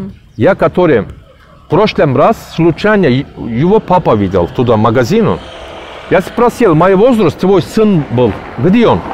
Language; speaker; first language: Russian; non-native, learner; Turkish